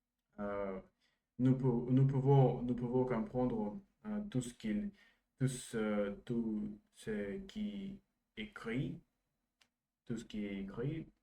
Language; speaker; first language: French; non-native, learner; Russian